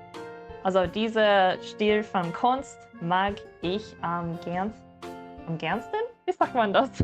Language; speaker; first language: German; non-native, learner; English